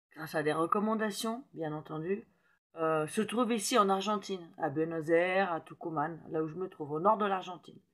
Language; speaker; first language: French; native; French